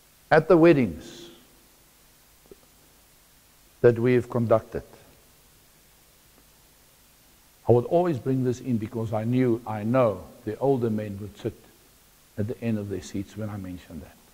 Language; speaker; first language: English; non-native, local second language; Afrikaans